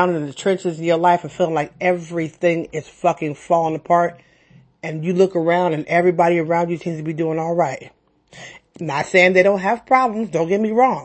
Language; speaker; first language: English; native; English